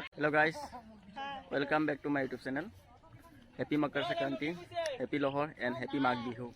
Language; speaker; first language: Hindi; non-native, local second language; Assamese